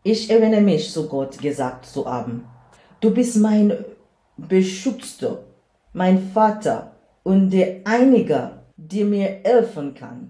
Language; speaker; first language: German; non-native, learner; English